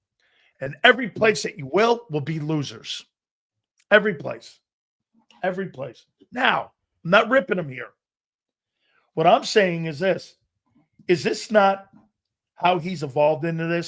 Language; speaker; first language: English; native; English